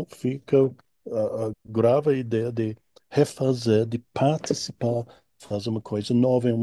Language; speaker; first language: Portuguese; non-native, fluent; English